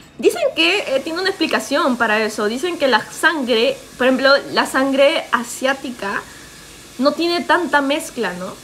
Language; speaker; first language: Spanish; early bilingual, heritage; Spanish